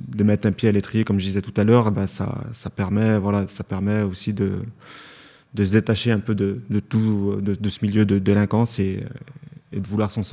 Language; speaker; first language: French; native; French